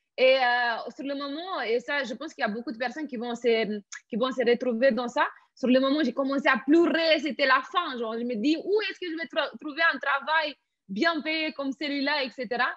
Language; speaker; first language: French; non-native, fluent; Romanian